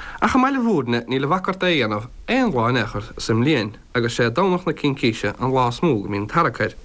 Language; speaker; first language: Irish; native; Irish